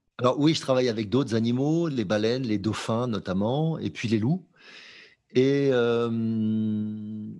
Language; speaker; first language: French; native; French